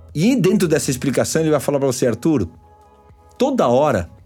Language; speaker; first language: Portuguese; early bilingual, other home language; Spanish